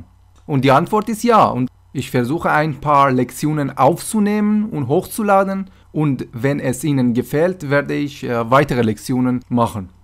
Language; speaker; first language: German; non-native, fluent; Persian